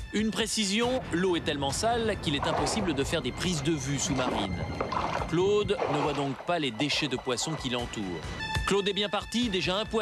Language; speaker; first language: French; native; French